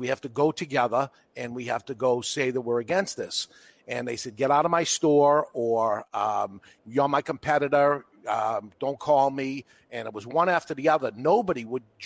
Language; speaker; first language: English; native; English